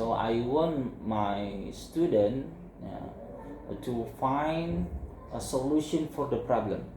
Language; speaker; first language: English; non-native, learner; Indonesian